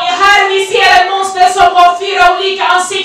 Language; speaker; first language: Swedish; non-native, learner; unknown